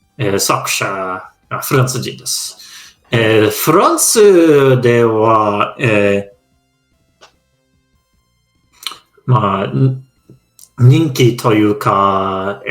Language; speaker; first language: Japanese; non-native, fluent; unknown